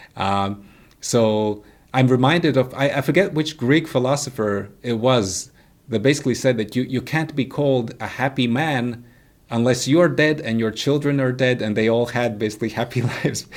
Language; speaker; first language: English; non-native, fluent; Latvian